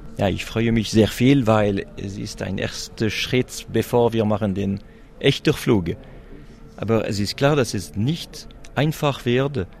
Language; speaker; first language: German; non-native, local second language; French